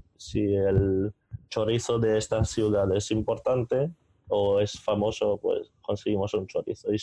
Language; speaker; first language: Spanish; non-native, fluent; Hungarian